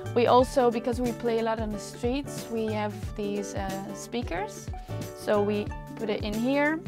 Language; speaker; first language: English; non-native, fluent; Dutch